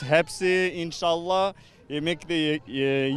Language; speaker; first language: Turkish; non-native, learner; Uyghur